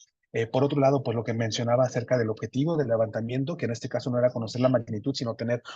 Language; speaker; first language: Spanish; native; Spanish